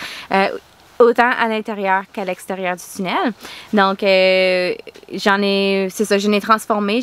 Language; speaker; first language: French; native; French